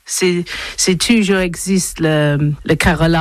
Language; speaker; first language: French; non-native, learner; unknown